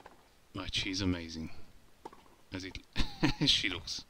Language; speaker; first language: English; non-native, learner; Hungarian